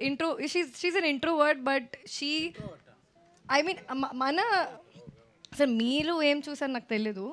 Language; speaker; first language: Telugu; non-native, local second language; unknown